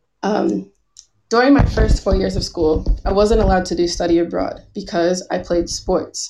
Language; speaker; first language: English; native; English